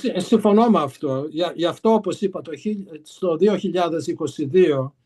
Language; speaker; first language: Greek; early bilingual, heritage; Greek